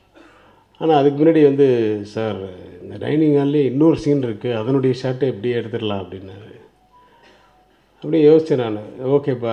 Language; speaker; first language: Tamil; native; Tamil